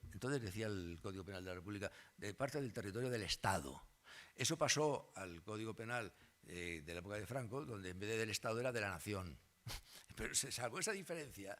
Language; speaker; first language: Spanish; native; Spanish